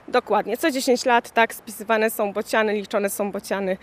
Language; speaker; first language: Polish; native; Polish